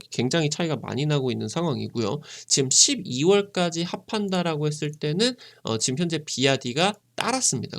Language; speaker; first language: Korean; native; Korean